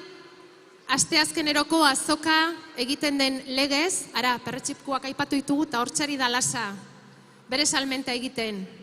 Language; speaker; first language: Basque; native; Basque